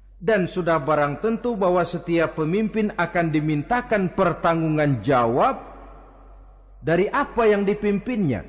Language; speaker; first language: Indonesian; native; Indonesian